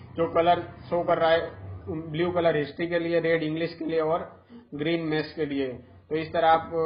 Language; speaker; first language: Hindi; non-native, local second language; Gujarati